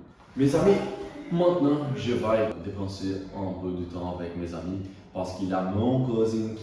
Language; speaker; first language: French; non-native, learner; Portuguese